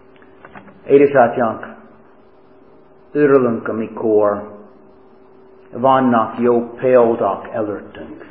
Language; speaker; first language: Hungarian; non-native, fluent; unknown